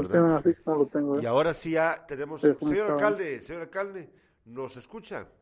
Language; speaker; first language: Spanish; native; Spanish